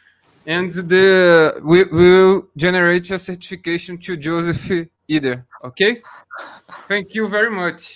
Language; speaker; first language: English; non-native, learner; Portuguese